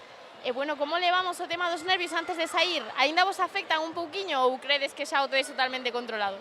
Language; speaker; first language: Galician; native; Galician